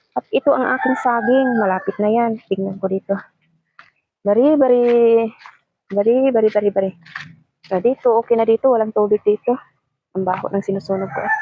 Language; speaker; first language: Filipino; non-native, local second language; Cebuano